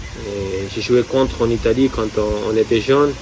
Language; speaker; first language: French; non-native, fluent; Spanish